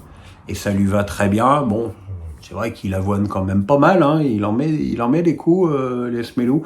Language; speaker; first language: French; native; French